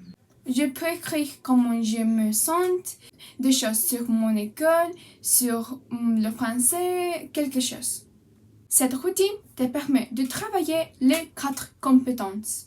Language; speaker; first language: French; non-native, learner; Spanish